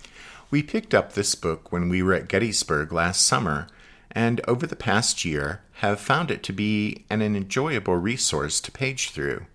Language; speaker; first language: English; native; English